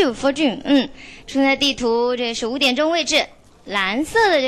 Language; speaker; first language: Chinese; native; Chinese